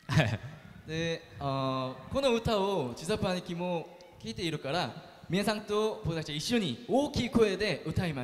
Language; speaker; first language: Japanese; non-native, learner; Korean